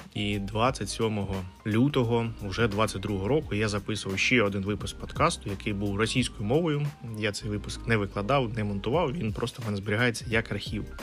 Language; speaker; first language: Ukrainian; non-native, local second language; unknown